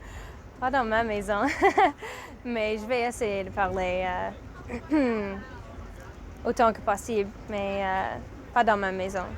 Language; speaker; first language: French; non-native, fluent; English